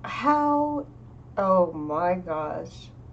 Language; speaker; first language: English; native; English